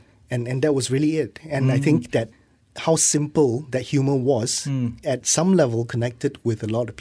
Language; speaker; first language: English; non-native, local second language; Malay